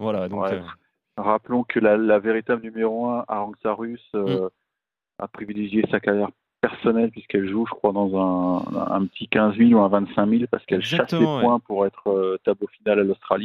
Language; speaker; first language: French; native; French